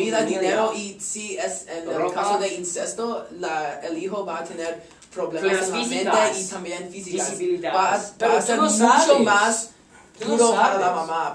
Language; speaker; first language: Spanish; non-native, learner; English